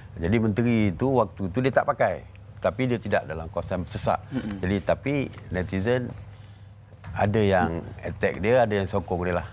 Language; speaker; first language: Malay; native; Malay